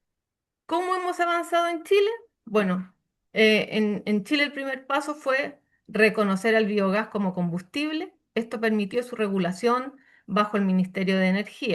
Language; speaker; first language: Spanish; native; Spanish